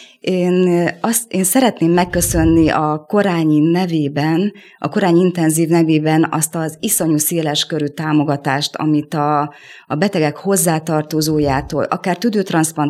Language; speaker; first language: Hungarian; native; Hungarian